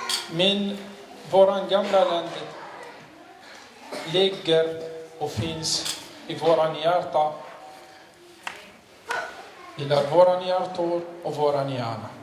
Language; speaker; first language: Swedish; non-native, learner; Arabic